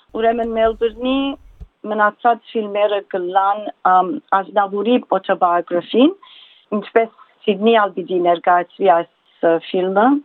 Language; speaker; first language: Armenian; early bilingual, heritage; Armenian